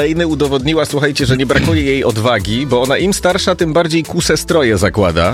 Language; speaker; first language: Polish; native; Polish